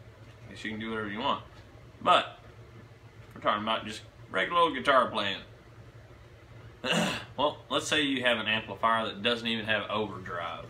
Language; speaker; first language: English; native; English